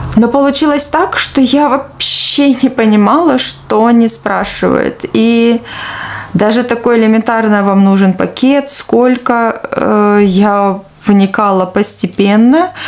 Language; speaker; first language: Russian; native; Russian